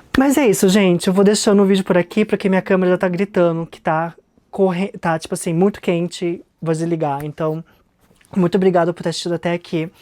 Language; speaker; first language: Portuguese; early bilingual, heritage; Portuguese